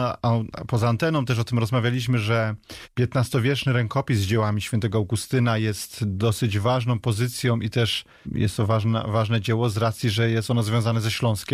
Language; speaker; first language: Polish; native; Polish